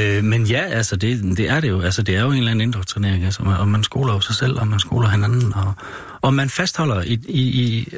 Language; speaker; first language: Danish; native; Danish